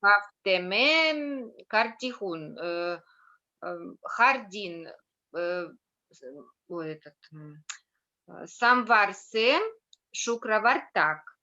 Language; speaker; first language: Hindi; non-native, learner; Russian